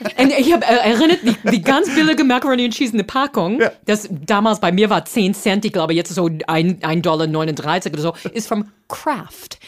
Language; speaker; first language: German; non-native, fluent; English